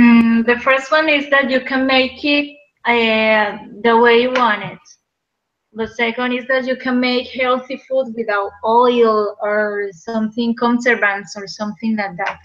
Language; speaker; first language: English; non-native, learner; Spanish